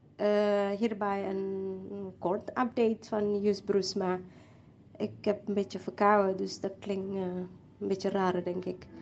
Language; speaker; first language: Dutch; non-native, fluent; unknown